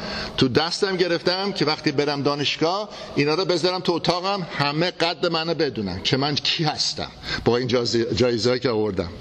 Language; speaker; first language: Persian; non-native, fluent; English